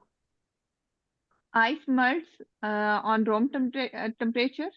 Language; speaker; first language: English; non-native, learner; Urdu